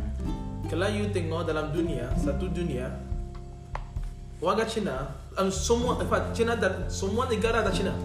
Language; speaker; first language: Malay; non-native, learner; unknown